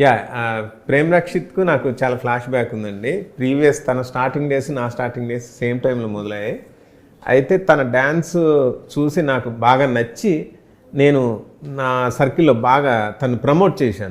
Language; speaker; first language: Telugu; native; Telugu